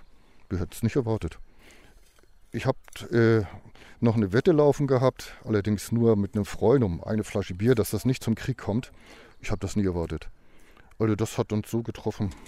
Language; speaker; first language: German; native; German